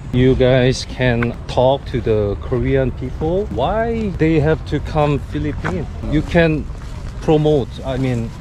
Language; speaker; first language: English; non-native, learner; Korean